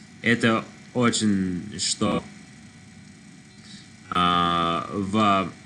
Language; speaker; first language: Russian; non-native, learner; English